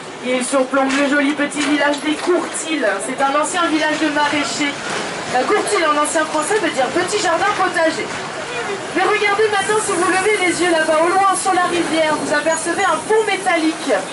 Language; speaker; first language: French; native; French